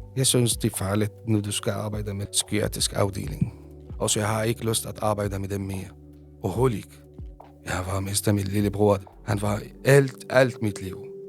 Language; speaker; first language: Danish; non-native, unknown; Arabic